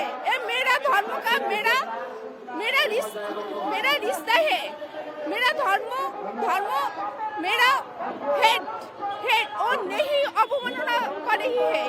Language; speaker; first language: Hindi; non-native, learner; Bangla